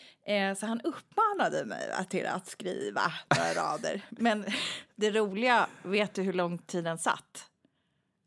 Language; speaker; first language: Swedish; native; Swedish